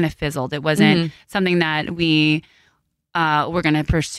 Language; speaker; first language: English; early bilingual, other home language; Korean